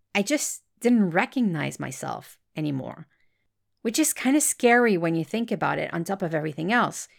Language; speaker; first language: English; non-native, fluent; French